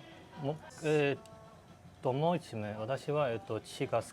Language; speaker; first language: Japanese; non-native, learner; Chinese